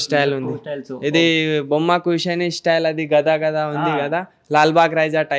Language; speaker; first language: Telugu; non-native, local second language; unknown